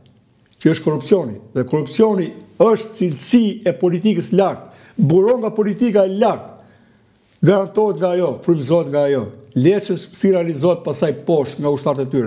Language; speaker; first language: Albanian; native; Albanian